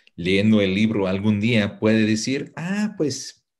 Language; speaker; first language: Spanish; non-native, fluent; English